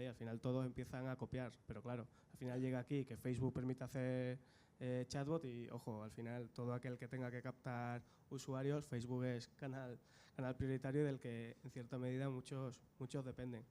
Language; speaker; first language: Spanish; native; Spanish